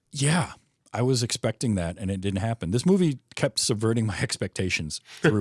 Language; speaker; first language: English; native; English